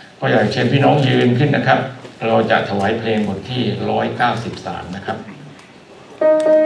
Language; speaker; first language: Thai; native; Thai